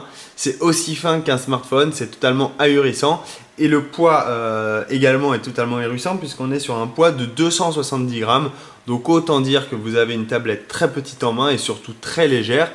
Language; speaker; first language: French; native; French